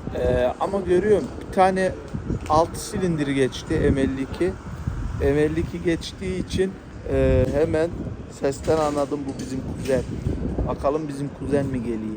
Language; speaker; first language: Turkish; early bilingual, heritage; Turkish